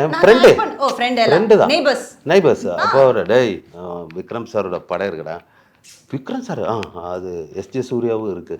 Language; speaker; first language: Tamil; non-native, learner; Malayalam